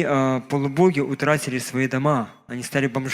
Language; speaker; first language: Russian; native; Russian